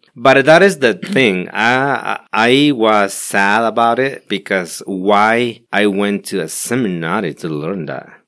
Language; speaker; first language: English; non-native, learner; Spanish